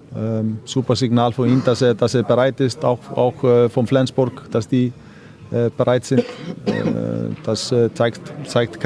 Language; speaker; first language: German; non-native, fluent; Icelandic